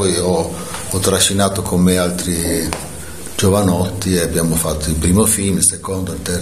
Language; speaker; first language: Italian; native; Italian